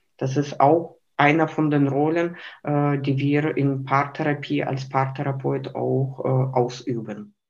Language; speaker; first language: German; non-native, fluent; Lithuanian